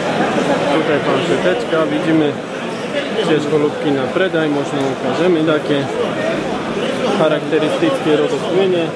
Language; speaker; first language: Polish; non-native, learner; Slovak